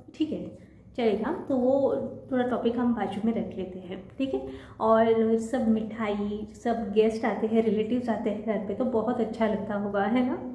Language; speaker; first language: Hindi; non-native, local second language; Marathi